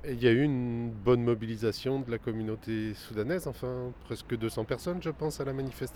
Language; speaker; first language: French; native; French